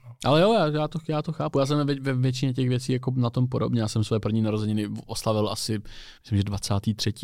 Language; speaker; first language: Czech; native; Czech